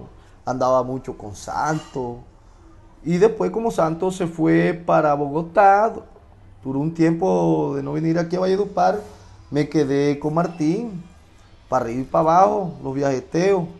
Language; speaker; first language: Spanish; native; Spanish